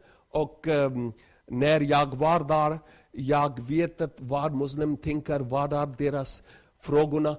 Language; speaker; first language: Swedish; non-native, learner; Urdu